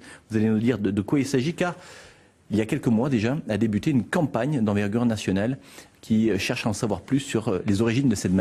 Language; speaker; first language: French; native; French